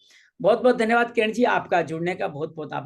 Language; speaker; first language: Hindi; native; Hindi